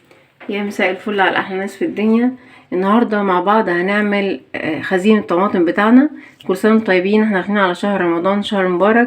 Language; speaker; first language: Arabic; native; Arabic